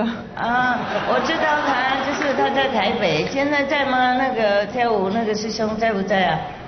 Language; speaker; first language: Chinese; non-native, fluent; Vietnamese